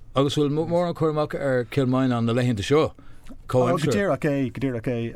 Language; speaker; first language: Irish; non-native, local second language; English